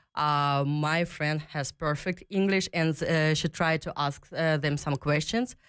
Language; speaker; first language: English; non-native, learner; Ukrainian